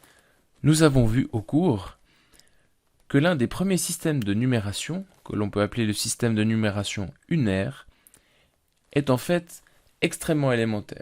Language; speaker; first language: French; native; French